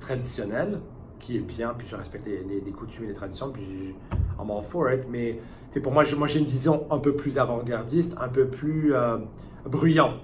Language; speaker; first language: French; native; French